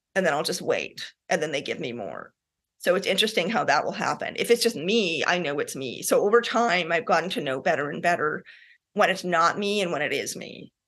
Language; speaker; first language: English; native; English